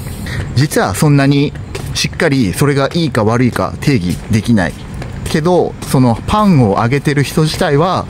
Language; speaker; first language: Japanese; native; Japanese